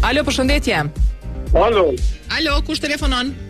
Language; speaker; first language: Albanian; native; Albanian